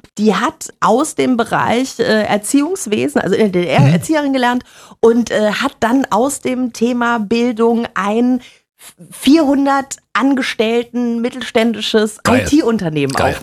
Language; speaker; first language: German; native; German